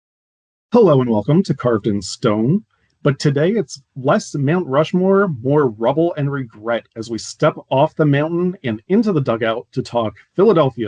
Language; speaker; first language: English; native; English